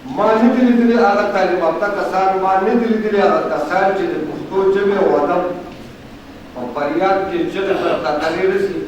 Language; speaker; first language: Pashto; non-native, local second language; Persian